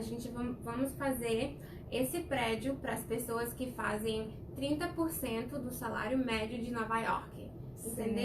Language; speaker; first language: Portuguese; non-native, fluent; Spanish